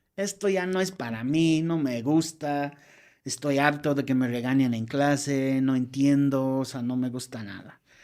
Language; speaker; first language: Spanish; non-native, fluent; English